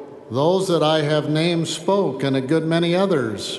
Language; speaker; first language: English; native; English